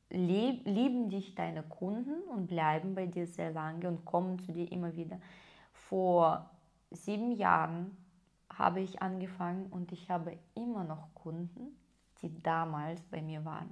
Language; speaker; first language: German; non-native, fluent; Russian